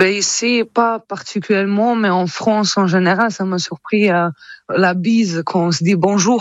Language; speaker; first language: French; non-native, fluent; Croatian